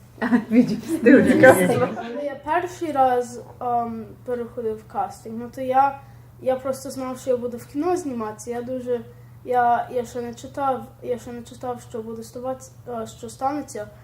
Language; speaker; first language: Ukrainian; early bilingual, heritage; Ukrainian